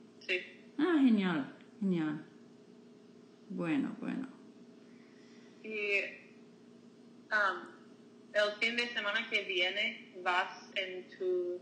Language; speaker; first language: Spanish; non-native, fluent; English